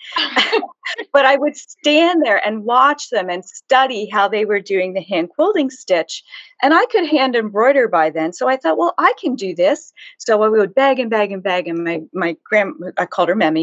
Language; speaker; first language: English; native; English